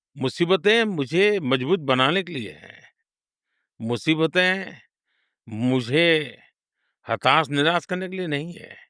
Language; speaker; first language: Hindi; non-native, local second language; Gujarati